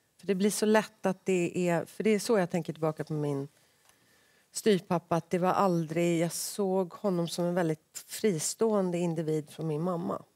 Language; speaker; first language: Swedish; native; Swedish